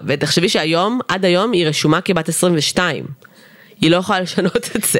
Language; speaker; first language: Hebrew; early bilingual, other home language; Russian